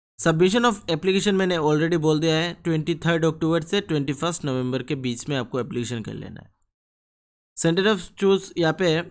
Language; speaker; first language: Hindi; non-native, local second language; Bangla